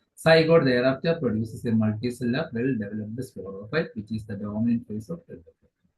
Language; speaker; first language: English; non-native, local second language; Malayalam